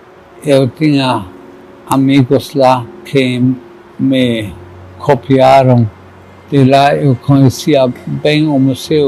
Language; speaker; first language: Portuguese; non-native, fluent; German